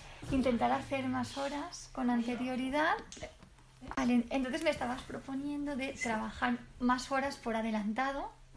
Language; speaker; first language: Spanish; native; Spanish